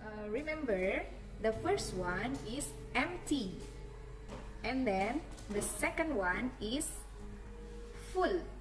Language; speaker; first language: English; non-native, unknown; Indonesian